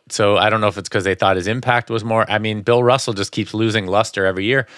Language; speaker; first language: English; native; English